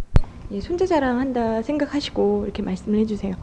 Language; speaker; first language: Korean; native; Korean